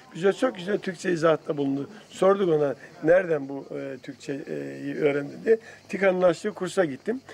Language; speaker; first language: Turkish; native; Turkish